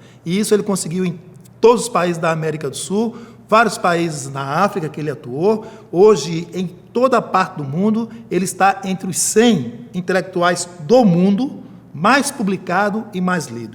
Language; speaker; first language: Portuguese; native; Portuguese